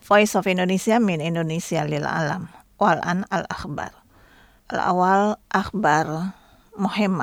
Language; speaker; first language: Arabic; non-native, fluent; Indonesian